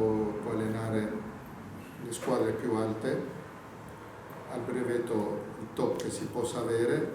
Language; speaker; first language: Italian; native; Italian